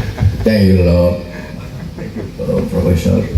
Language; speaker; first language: English; non-native, learner; Indonesian